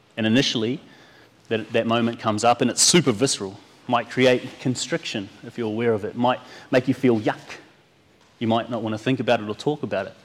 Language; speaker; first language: English; native; English